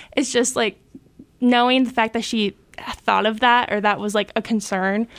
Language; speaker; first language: English; native; English